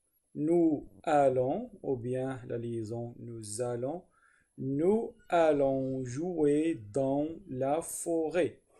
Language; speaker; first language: French; non-native, fluent; Arabic